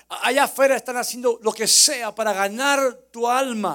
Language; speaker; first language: Spanish; native; Spanish